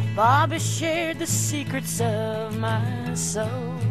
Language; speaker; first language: English; native; English